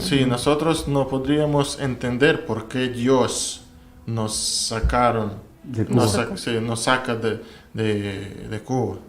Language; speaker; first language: Spanish; non-native, learner; Russian